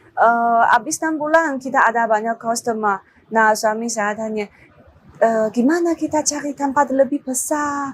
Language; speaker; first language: Indonesian; non-native, learner; Chinese